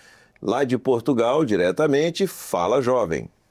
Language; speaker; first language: Portuguese; native; Portuguese